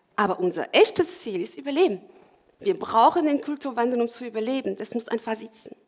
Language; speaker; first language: German; non-native, fluent; French